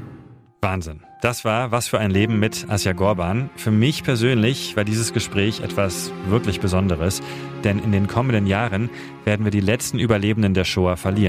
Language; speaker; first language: German; native; German